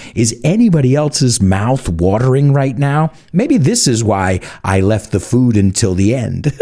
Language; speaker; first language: English; early bilingual, other home language; Spanish